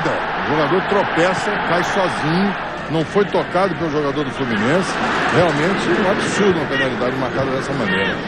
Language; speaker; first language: Portuguese; native; Portuguese